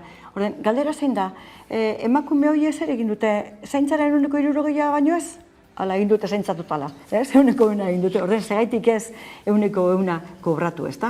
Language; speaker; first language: Basque; native; Basque